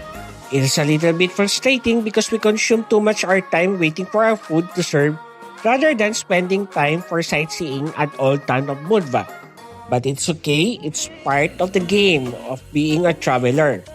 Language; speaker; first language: English; non-native, local second language; Filipino